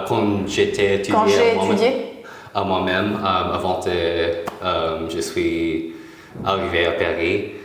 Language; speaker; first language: French; non-native, learner; English